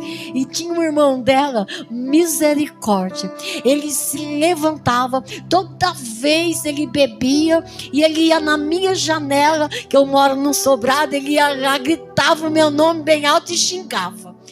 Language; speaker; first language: Portuguese; native; Portuguese